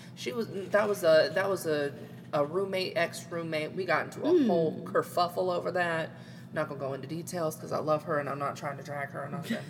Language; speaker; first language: English; native; English